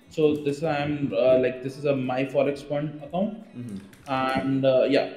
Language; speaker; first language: English; non-native, local second language; Hindi